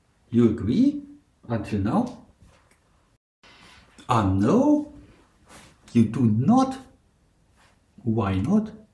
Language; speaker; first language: English; non-native, fluent; German